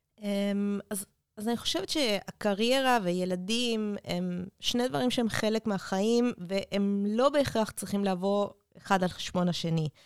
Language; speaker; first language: Hebrew; native; Hebrew